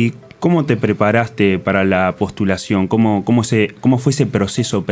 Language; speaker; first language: Spanish; native; Spanish